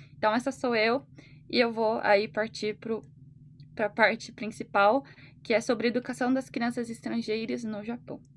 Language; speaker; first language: Portuguese; native; Portuguese